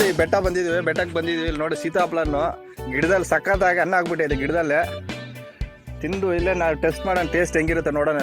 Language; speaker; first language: Kannada; non-native, local second language; Telugu